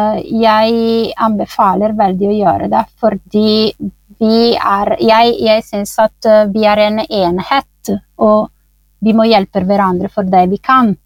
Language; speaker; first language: Norwegian; non-native, fluent; Italian